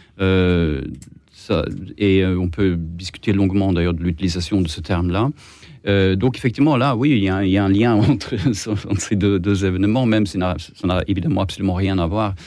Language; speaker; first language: French; non-native, fluent; Swedish